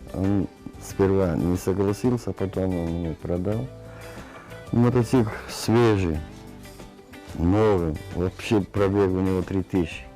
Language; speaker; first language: Russian; non-native, local second language; Georgian